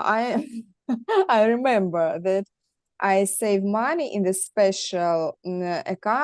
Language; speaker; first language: English; non-native, learner; Russian